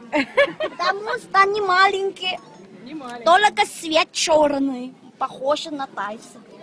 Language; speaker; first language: Russian; non-native, learner; Thai